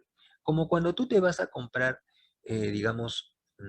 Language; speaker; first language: Spanish; native; Spanish